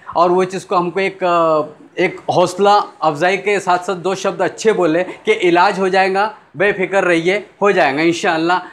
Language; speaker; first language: Hindi; non-native, local second language; Urdu